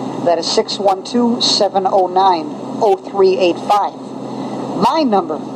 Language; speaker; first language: English; native; English